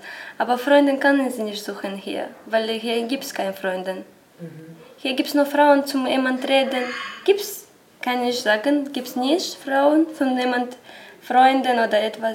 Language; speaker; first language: German; non-native, learner; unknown